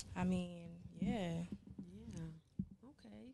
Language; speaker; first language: English; native; English